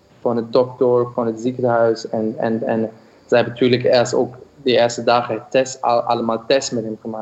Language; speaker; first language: Dutch; non-native, fluent; German